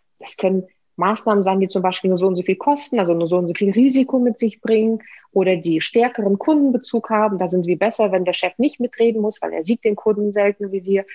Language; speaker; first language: German; native; German